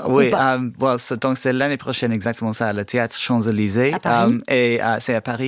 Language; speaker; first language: French; non-native, fluent; English